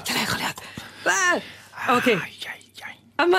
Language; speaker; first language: Hebrew; native; Hebrew